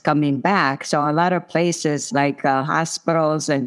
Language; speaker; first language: English; non-native, fluent; Italian